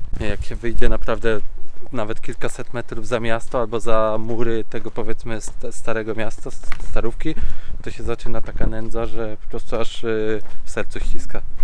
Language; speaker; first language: Polish; native; Polish